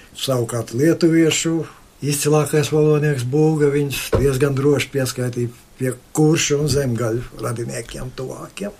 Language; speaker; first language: Latvian; native; Latvian